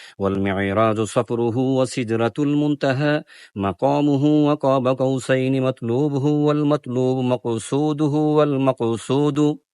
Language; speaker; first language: Arabic; non-native, fluent; Bangla